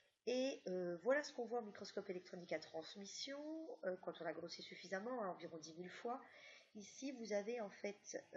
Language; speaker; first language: French; native; French